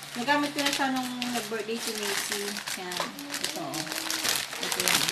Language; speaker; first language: Filipino; native; Filipino